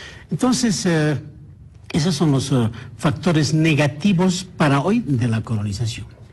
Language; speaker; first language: Spanish; non-native, local second language; Aymara